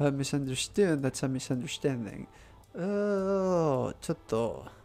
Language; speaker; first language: Japanese; non-native, learner; Spanish